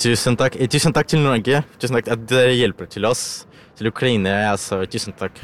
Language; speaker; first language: Norwegian; early bilingual, other home language; Ukrainian